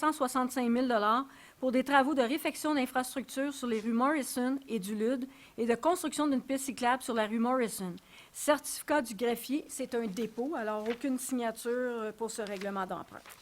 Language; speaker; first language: French; native; French